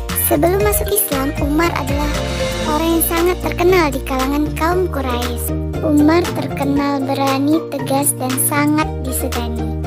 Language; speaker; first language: Indonesian; native; Indonesian